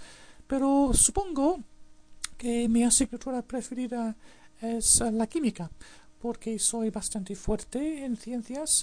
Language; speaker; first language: Spanish; non-native, fluent; English